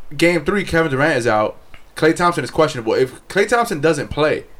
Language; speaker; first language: English; native; English